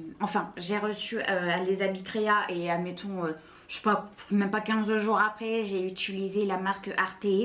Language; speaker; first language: French; native; French